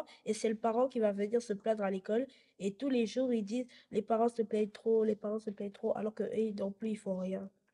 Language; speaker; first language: French; non-native, local second language; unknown